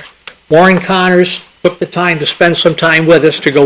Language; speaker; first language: English; native; English